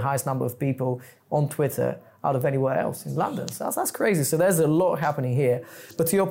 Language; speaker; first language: English; non-native, fluent; Bulgarian